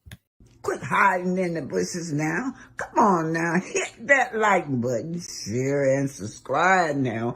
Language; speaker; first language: English; native; English